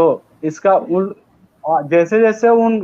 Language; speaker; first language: Hindi; non-native, learner; Rohingya